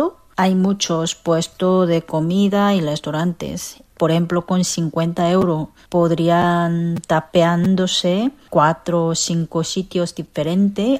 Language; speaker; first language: Spanish; non-native, fluent; Korean